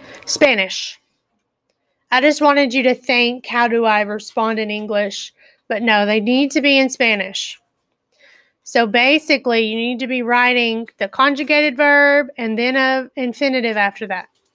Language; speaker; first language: English; native; English